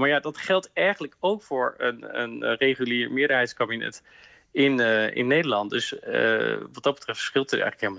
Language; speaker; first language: Dutch; native; Dutch